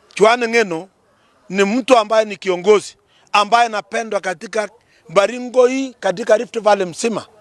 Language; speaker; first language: Swahili; non-native, local second language; Kalenjin